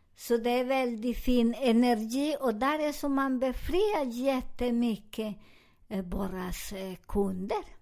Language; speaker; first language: Swedish; non-native, learner; Spanish